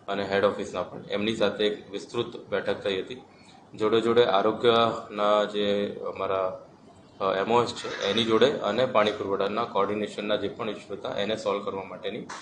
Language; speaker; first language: Gujarati; native; Gujarati